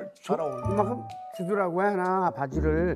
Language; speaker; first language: Korean; native; Korean